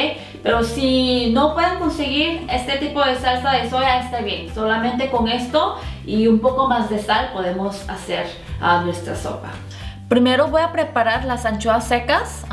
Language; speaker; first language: Spanish; non-native, fluent; Korean